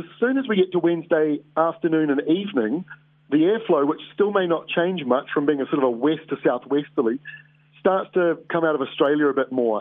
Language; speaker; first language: English; native; English